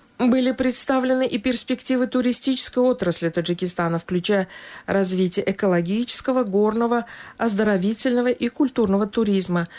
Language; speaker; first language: Russian; non-native, local second language; Tajik